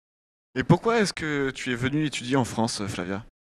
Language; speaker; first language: French; native; French